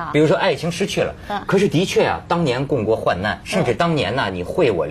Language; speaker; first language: Chinese; native; Chinese